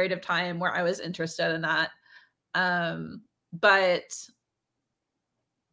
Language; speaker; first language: English; native; English